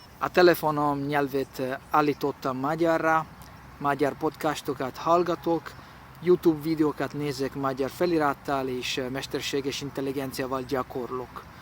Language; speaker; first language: Hungarian; non-native, learner; Italian